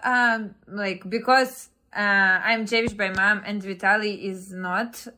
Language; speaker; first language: English; non-native, fluent; Ukrainian